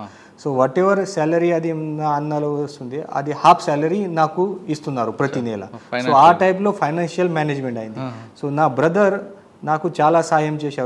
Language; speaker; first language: Telugu; non-native, learner; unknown